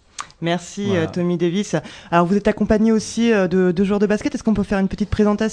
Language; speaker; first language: French; native; French